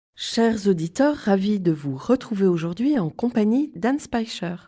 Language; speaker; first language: French; native; French